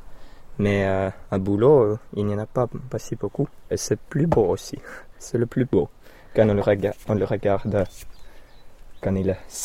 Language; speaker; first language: French; non-native, learner; Finnish